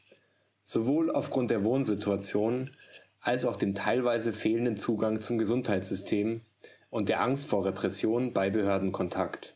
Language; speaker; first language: German; native; German